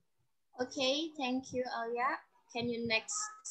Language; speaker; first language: English; non-native, learner; Indonesian